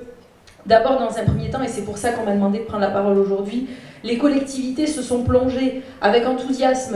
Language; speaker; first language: French; native; French